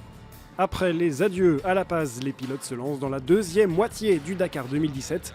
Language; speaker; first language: French; native; French